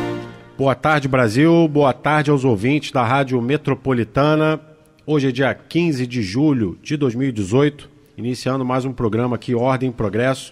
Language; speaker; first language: Portuguese; native; Portuguese